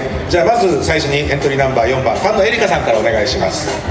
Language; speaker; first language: Japanese; native; Japanese